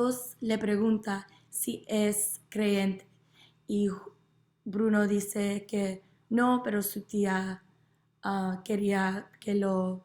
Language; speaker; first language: Spanish; non-native, learner; English